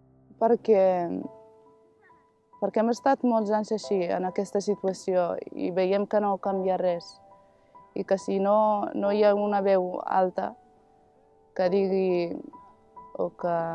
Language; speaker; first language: Catalan; early bilingual, other home language; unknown